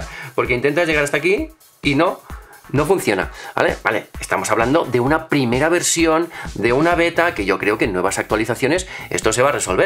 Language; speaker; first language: Spanish; native; Spanish